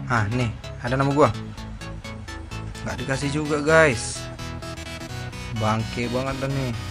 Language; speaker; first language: Indonesian; native; Indonesian